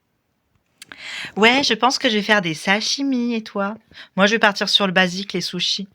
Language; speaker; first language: French; native; French